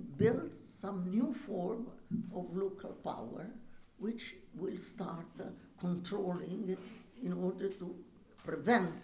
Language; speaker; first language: English; non-native, fluent; Italian